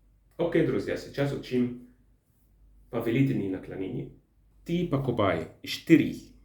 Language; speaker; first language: Russian; non-native, learner; Arabic